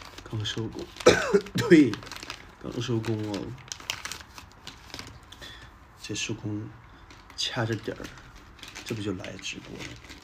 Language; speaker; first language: Chinese; native; Chinese